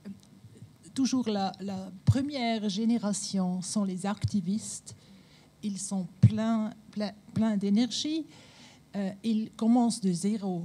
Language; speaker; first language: French; non-native, local second language; German